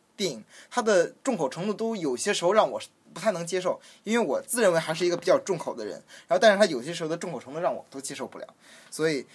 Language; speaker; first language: Chinese; native; Chinese